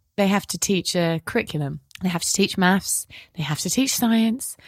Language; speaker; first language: English; native; English